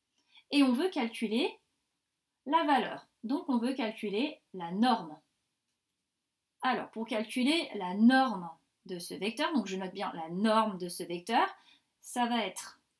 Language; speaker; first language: French; native; French